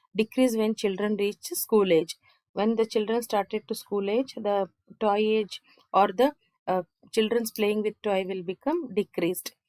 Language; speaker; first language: English; non-native, local second language; Kannada